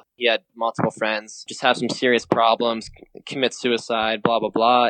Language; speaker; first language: English; native; English